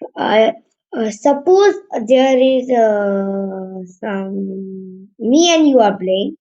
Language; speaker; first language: English; non-native, learner; Hindi